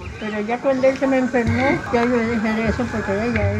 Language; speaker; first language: Spanish; native; Spanish